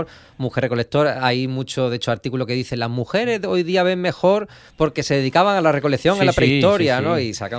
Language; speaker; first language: Spanish; native; Spanish